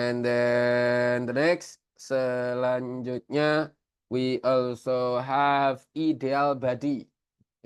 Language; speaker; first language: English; non-native, learner; Indonesian